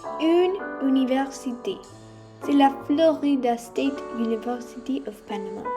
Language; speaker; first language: French; non-native, learner; Spanish